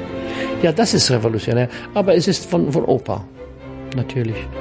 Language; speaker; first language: German; non-native, learner; English